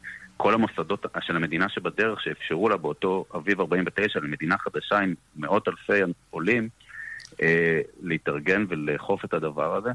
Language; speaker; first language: Hebrew; native; Hebrew